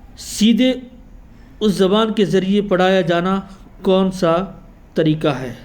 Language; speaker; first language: Urdu; native; Urdu